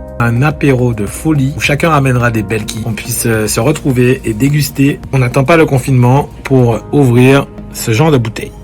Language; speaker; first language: French; native; French